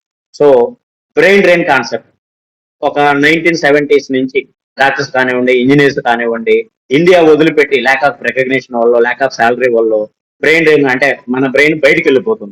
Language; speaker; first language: Telugu; native; Telugu